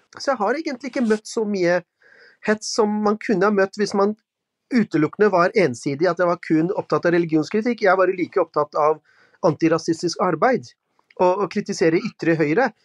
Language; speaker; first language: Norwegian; early bilingual, other home language; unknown